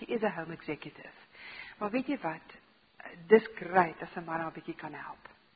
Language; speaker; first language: English; non-native, local second language; Afrikaans